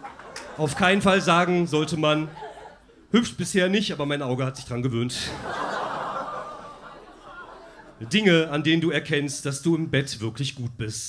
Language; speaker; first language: German; native; German